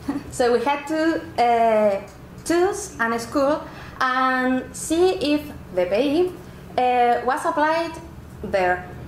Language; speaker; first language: English; non-native, fluent; Spanish